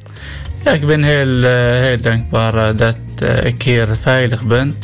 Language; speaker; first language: Dutch; non-native, learner; Arabic